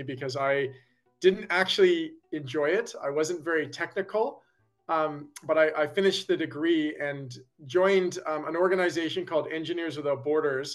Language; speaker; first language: English; native; English